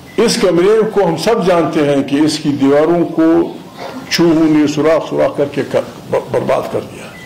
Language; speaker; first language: Urdu; non-native, local second language; Pashto